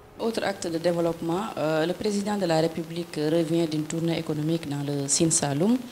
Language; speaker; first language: French; non-native, local second language; Wolof